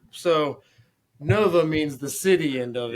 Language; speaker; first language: English; native; English